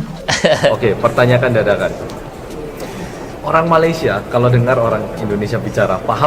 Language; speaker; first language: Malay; non-native, fluent; Korean